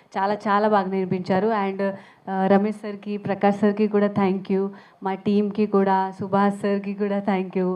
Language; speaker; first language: Telugu; non-native, learner; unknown